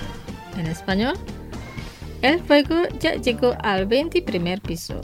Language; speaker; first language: Spanish; non-native, fluent; Indonesian